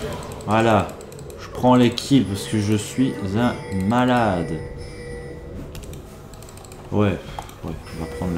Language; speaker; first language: French; native; French